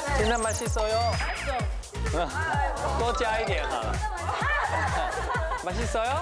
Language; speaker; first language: Korean; non-native, fluent; Chinese